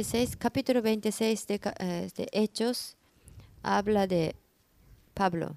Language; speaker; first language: Spanish; non-native, learner; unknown